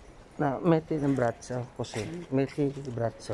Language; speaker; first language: Italian; non-native, learner; Filipino